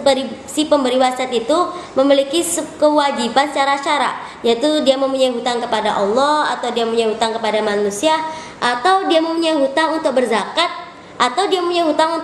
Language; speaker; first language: Indonesian; native; Indonesian